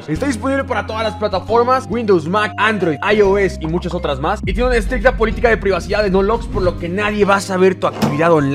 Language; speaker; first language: Spanish; native; Spanish